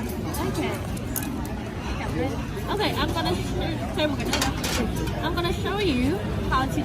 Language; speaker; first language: English; non-native, learner; Vietnamese